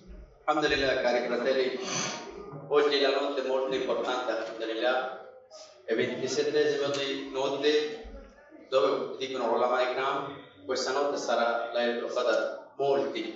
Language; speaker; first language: Italian; non-native, fluent; Bangla